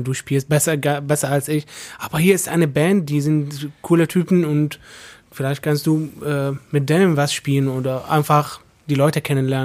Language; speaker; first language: German; non-native, fluent; Arabic